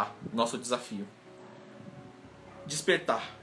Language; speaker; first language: Portuguese; native; Portuguese